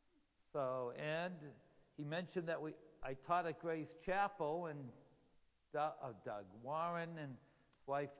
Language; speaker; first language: English; native; English